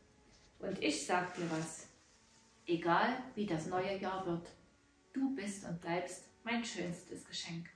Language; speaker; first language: German; native; German